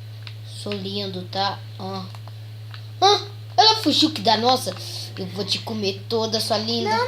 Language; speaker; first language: Portuguese; native; Portuguese